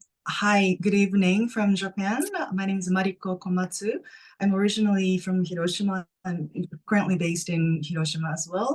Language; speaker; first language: English; non-native, fluent; Japanese